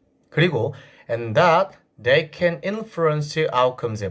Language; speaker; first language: English; non-native, fluent; Korean